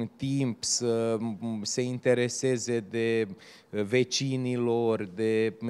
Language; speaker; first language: Romanian; native; Romanian